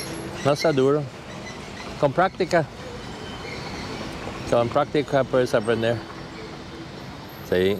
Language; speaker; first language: Spanish; non-native, learner; English